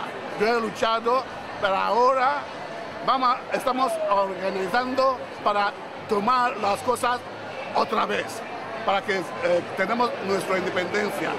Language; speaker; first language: Spanish; non-native, learner; Igbo